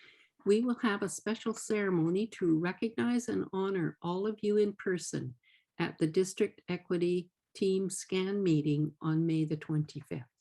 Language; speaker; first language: English; native; English